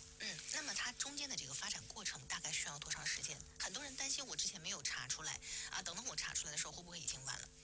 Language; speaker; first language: Chinese; native; Chinese